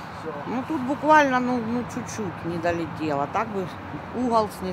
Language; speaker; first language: Russian; native; Russian